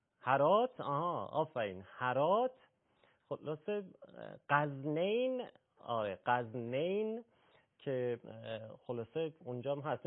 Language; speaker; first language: Persian; native; Persian